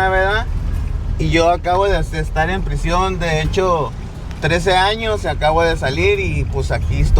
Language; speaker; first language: Spanish; native; Spanish